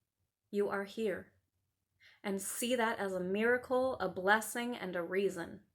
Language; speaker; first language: English; native; English